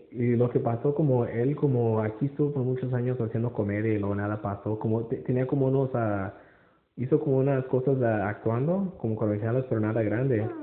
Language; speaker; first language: Spanish; early bilingual, heritage; Spanish